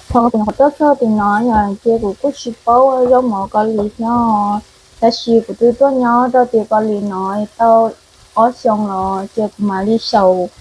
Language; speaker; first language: Korean; non-native, learner; Hmong